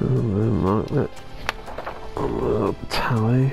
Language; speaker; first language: English; native; English